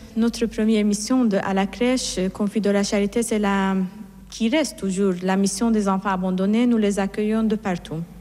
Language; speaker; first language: French; non-native, fluent; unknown